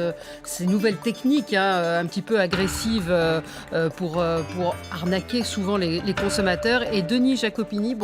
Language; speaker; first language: French; native; French